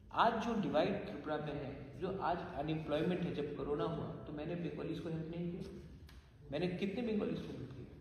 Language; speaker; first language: Hindi; non-native, local second language; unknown